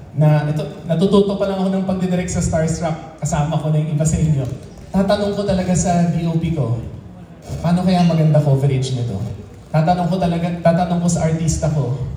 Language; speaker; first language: Filipino; native; Filipino